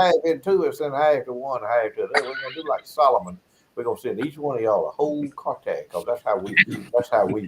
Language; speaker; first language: English; native; English